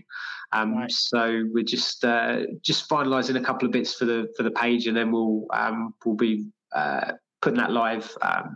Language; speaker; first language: English; native; English